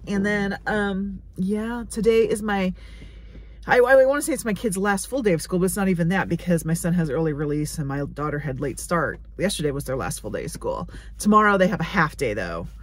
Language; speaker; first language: English; native; English